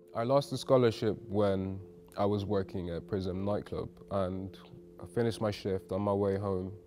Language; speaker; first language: English; native; English